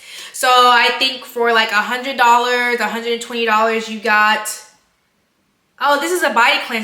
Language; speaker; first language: English; native; English